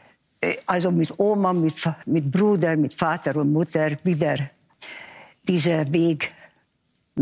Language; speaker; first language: German; non-native, fluent; Hungarian